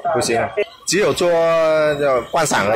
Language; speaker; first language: Chinese; non-native, fluent; Vietnamese